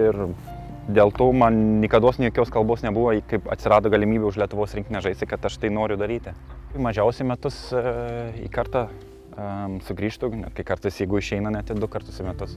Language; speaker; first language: Lithuanian; early bilingual, heritage; Lithuanian